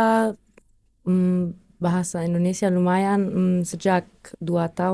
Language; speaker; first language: Indonesian; non-native, learner; German